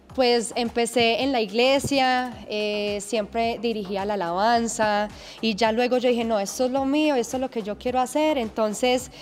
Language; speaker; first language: Spanish; early bilingual, heritage; English